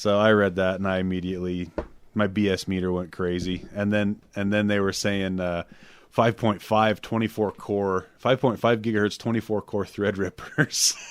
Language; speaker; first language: English; native; English